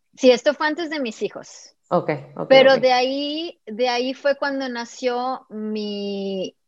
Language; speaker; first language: Spanish; native; Spanish